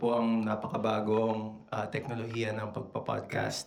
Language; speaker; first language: Filipino; native; Filipino